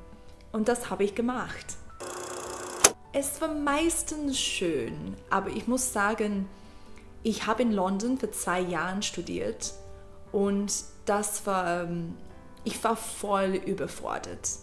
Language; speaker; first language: German; non-native, learner; English